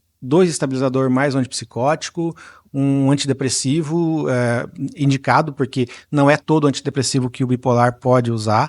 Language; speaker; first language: Portuguese; native; Portuguese